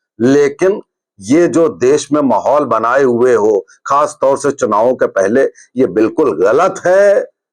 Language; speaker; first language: Hindi; native; Hindi